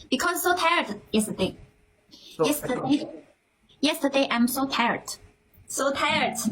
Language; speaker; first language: English; non-native, learner; Thai